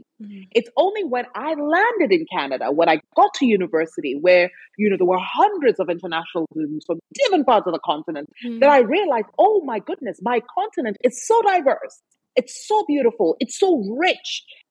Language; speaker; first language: English; non-native, local second language; Akan